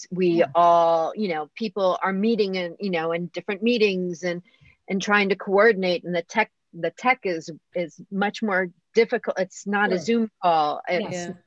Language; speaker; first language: English; native; English